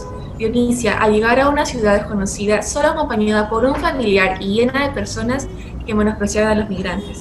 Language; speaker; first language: Spanish; native; Spanish